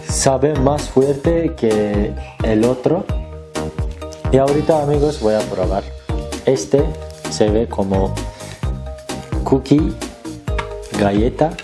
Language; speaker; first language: Spanish; non-native, learner; Turkish